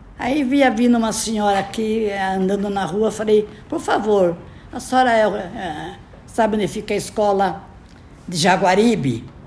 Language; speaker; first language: Portuguese; native; Portuguese